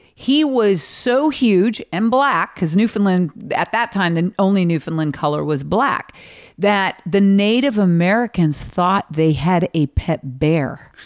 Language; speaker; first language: English; native; English